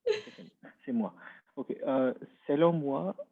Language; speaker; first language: French; non-native, learner; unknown